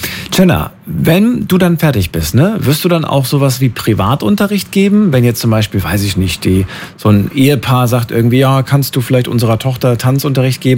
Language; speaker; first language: German; native; German